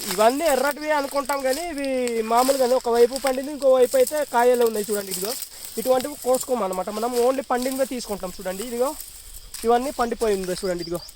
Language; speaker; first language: Telugu; non-native, local second language; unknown